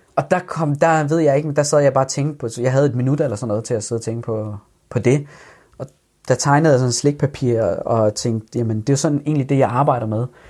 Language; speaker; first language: Danish; early bilingual, other home language; Persian